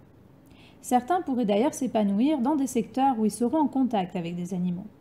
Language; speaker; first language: French; native; French